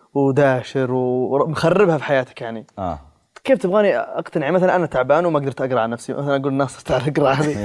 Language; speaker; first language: Arabic; native; Arabic